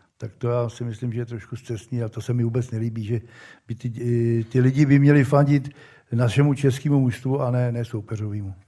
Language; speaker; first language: Czech; native; Czech